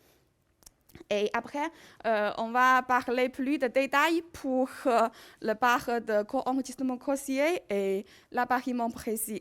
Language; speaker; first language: French; non-native, learner; Chinese